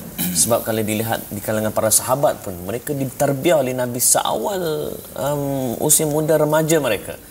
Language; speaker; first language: Malay; native; Malay